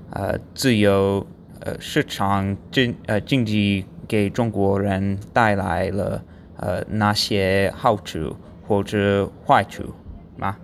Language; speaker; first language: Chinese; non-native, learner; English